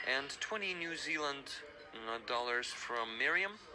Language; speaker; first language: English; non-native, fluent; Ukrainian